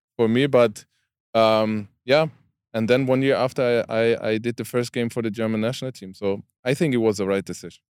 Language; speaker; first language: English; non-native, fluent; German